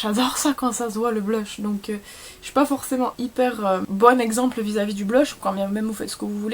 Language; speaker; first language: French; native; French